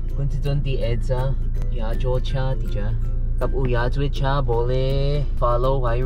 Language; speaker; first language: English; native; English